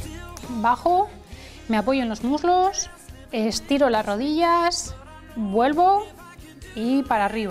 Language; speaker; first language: Spanish; native; Spanish